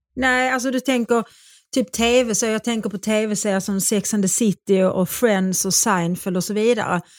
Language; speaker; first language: Swedish; native; Swedish